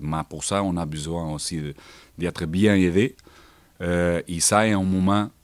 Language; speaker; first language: French; non-native, fluent; Portuguese